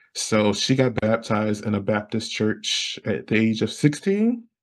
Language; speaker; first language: English; native; English